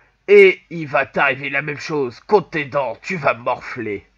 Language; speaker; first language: French; native; French